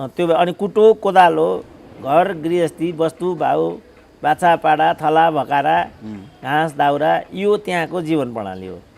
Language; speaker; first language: Nepali; native; Nepali